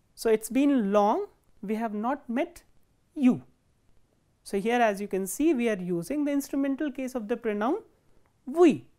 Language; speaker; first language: English; non-native, local second language; Hindi